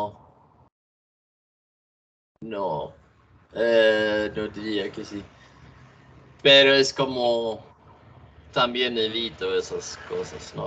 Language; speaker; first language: Spanish; non-native, learner; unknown